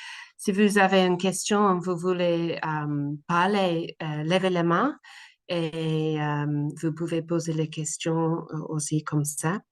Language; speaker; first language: French; non-native, learner; English